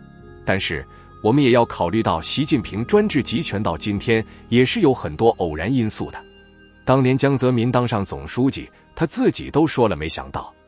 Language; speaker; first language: Chinese; native; Chinese